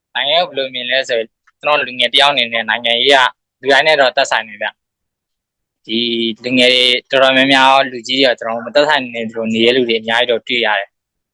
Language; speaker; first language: Burmese; native; Burmese